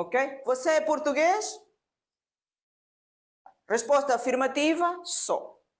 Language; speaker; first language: Portuguese; non-native, fluent; Spanish